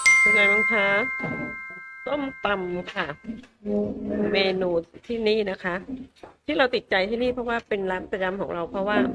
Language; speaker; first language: Thai; native; Thai